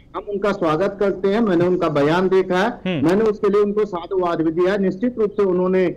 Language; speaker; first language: Hindi; native; Hindi